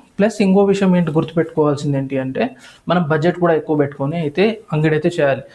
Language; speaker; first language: Telugu; non-native, local second language; Urdu